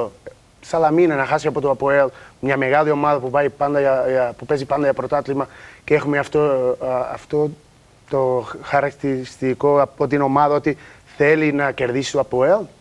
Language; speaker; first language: Greek; non-native, learner; Portuguese